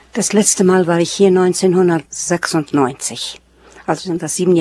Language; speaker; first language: German; early bilingual, heritage; German